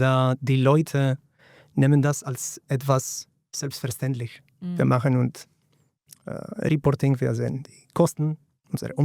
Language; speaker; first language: German; non-native, fluent; Greek